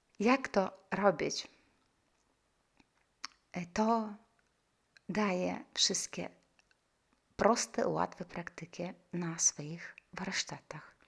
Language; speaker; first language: Polish; non-native, fluent; Russian